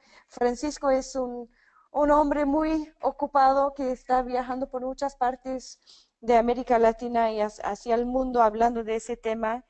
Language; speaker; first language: Spanish; non-native, fluent; English